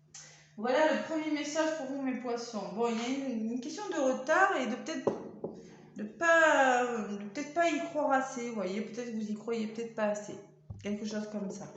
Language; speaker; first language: French; native; French